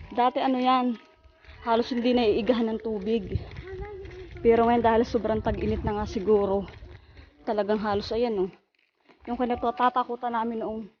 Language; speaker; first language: Filipino; non-native, local second language; Bikol